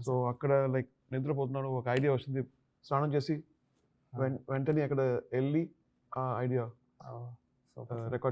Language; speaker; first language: Telugu; non-native, learner; Tamil